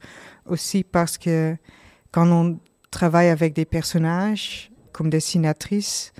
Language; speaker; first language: French; non-native, learner; Dutch